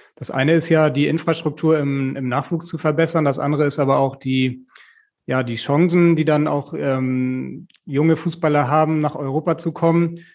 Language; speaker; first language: German; native; German